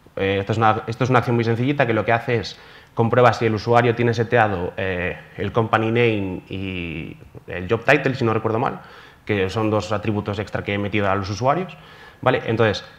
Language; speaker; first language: Spanish; native; Spanish